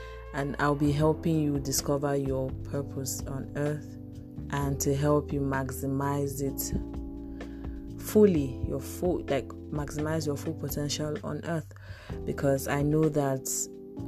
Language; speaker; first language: English; non-native, local second language; Igbo